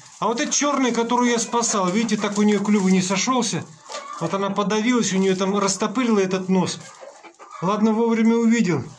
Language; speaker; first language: Russian; native; Russian